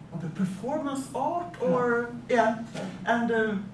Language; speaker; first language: English; non-native, fluent; Swedish